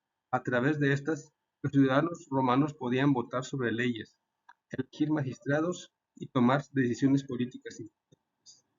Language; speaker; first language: Spanish; native; Spanish